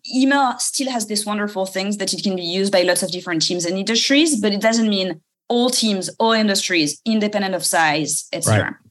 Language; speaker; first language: English; non-native, fluent; French